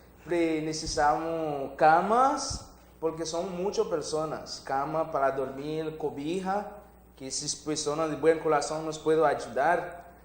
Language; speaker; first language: Spanish; non-native, learner; Haitian Creole